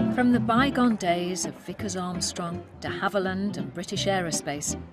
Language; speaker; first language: English; native; English